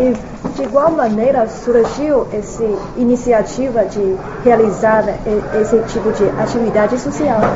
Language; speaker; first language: Portuguese; non-native, fluent; Chinese